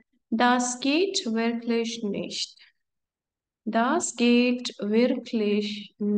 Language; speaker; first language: German; non-native, fluent; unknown